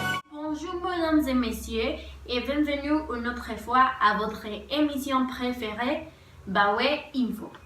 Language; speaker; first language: French; non-native, learner; Spanish